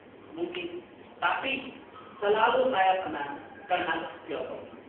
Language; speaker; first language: Indonesian; non-native, learner; Hindi